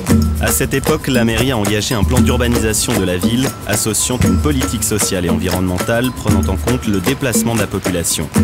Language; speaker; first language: French; native; French